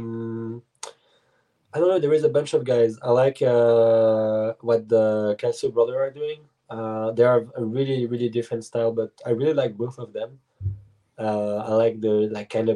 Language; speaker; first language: English; non-native, fluent; French